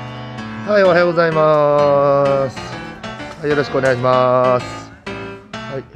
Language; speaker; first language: Japanese; native; Japanese